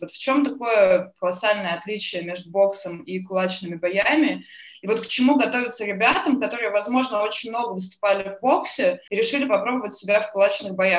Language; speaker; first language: Russian; native; Russian